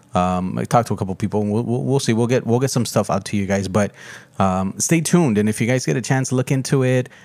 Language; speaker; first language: English; early bilingual, other home language; Spanish